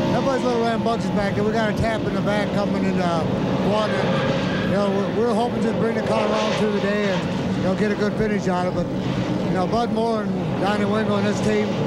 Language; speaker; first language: English; native; English